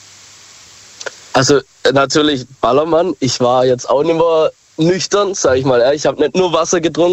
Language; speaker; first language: German; native; German